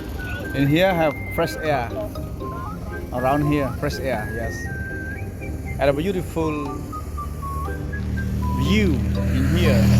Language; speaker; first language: English; non-native, learner; Khmer